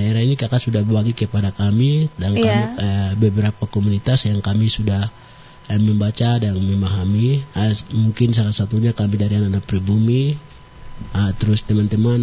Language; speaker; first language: Indonesian; non-native, local second language; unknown